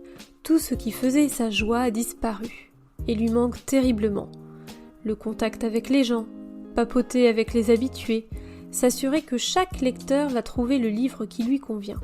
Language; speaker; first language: French; native; French